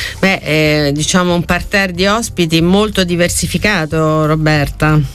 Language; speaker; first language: Italian; native; Italian